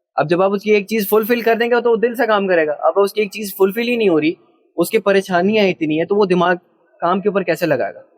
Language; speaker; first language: Urdu; early bilingual, heritage; Urdu